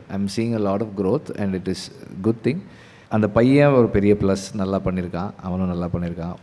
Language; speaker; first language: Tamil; native; Tamil